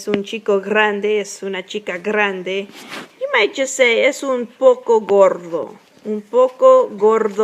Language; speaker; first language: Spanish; non-native, fluent; English